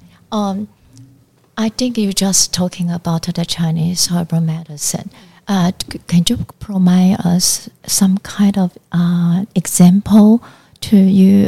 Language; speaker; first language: English; non-native, learner; Chinese